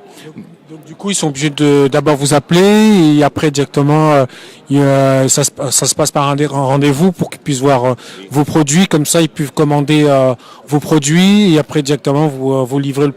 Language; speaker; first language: French; native; French